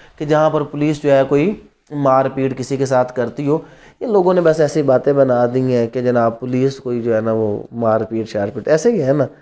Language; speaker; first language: Urdu; non-native, local second language; Punjabi